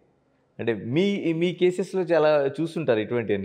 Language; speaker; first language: Telugu; native; Telugu